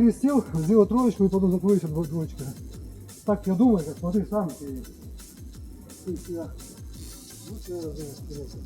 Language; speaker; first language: Russian; native; Russian